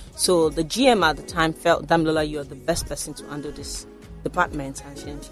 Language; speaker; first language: English; non-native, local second language; Yoruba